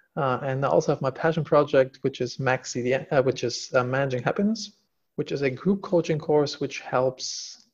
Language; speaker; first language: English; non-native, fluent; German